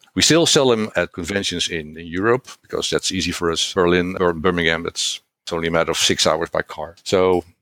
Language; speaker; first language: English; non-native, fluent; Dutch